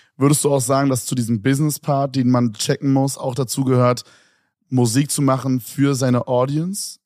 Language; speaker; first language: German; native; German